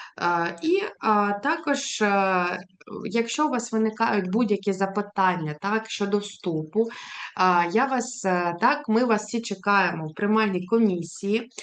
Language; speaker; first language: Ukrainian; native; Ukrainian